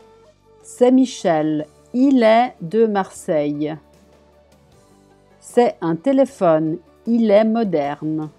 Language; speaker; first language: French; non-native, fluent; Italian